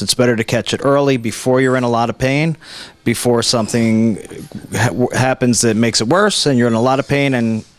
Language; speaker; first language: English; native; English